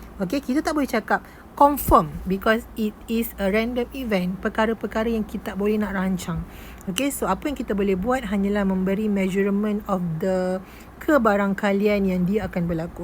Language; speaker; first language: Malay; native; Malay